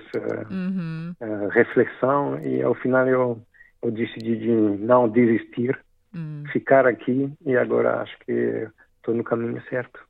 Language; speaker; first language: Portuguese; non-native, fluent; French